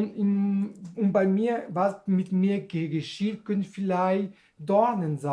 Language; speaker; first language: German; non-native, learner; Portuguese